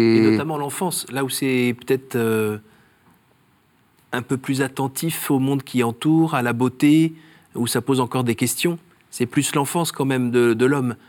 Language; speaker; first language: French; native; French